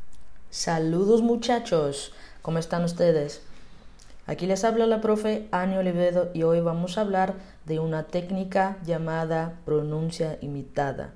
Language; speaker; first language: Spanish; non-native, fluent; Portuguese